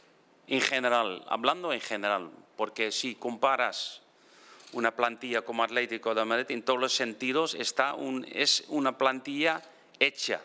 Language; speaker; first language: Spanish; non-native, fluent; Dutch